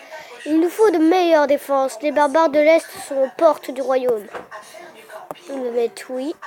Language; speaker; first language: French; native; French